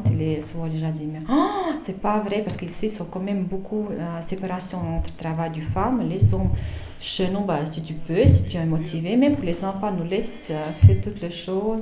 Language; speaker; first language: French; non-native, fluent; Latvian